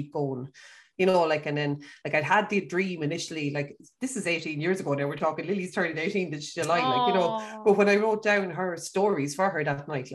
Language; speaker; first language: English; native; English